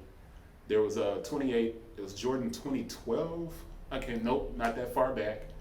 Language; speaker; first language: English; native; English